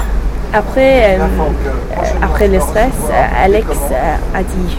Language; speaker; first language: French; non-native, learner; English